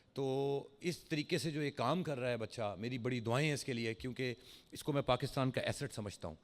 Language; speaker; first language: Urdu; early bilingual, heritage; Urdu